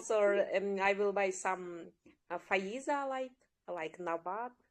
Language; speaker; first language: English; non-native, learner; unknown